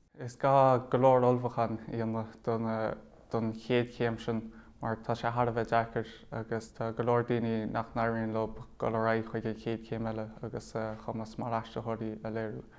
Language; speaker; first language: Irish; native; Irish